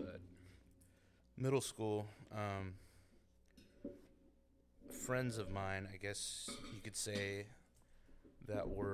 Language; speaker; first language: English; native; English